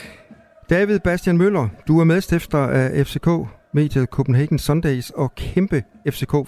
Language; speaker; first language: Danish; native; Danish